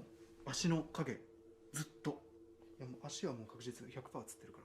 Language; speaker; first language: Japanese; native; Japanese